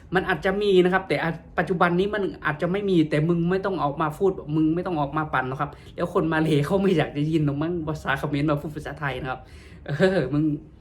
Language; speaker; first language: Thai; native; Thai